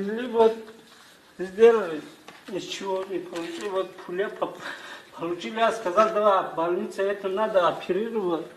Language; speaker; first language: Russian; non-native, learner; Tajik